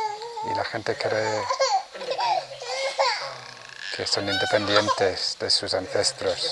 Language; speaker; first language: Spanish; non-native, fluent; Vietnamese